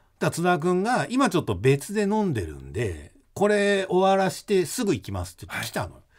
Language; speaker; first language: Japanese; native; Japanese